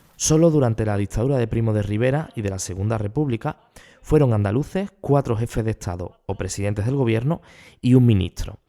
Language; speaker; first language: Spanish; native; Spanish